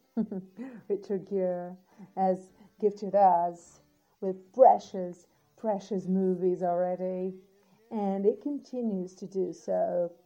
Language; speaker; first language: English; non-native, fluent; Portuguese